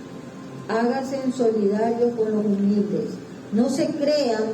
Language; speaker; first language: Spanish; native; Spanish